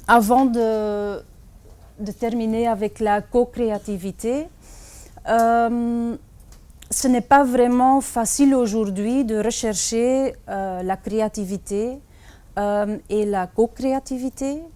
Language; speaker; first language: French; non-native, fluent; Dutch